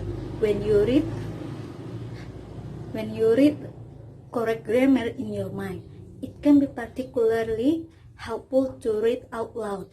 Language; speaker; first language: English; non-native, learner; Indonesian